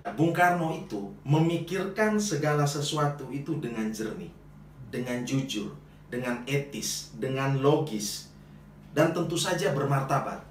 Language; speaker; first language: Indonesian; native; Indonesian